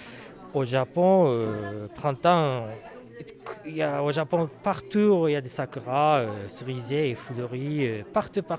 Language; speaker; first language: French; non-native, learner; Japanese